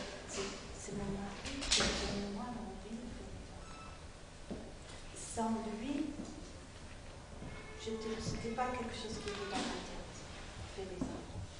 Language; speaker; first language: French; non-native, learner; English